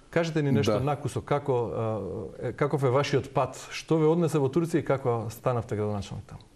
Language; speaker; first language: Macedonian; native; Macedonian